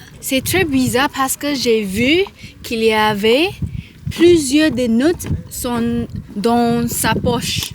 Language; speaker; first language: French; non-native, learner; English